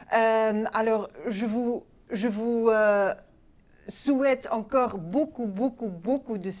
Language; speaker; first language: French; non-native, local second language; Dutch